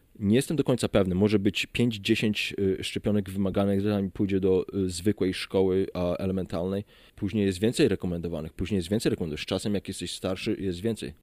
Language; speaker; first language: Polish; early bilingual, heritage; Polish